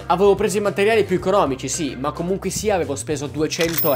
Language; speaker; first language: Italian; native; Italian